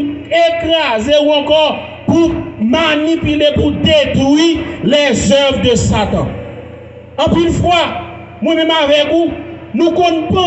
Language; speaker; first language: French; non-native, local second language; Haitian Creole